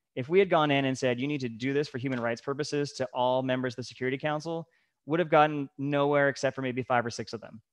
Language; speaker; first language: English; native; English